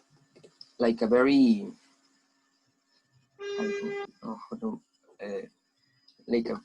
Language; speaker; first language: English; non-native, fluent; Spanish